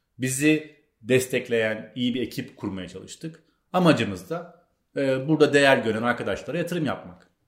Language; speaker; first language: Turkish; native; Turkish